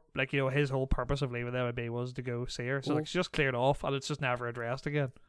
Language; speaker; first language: English; native; English